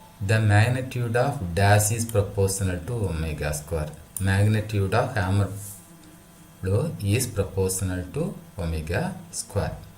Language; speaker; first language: English; non-native, local second language; Tamil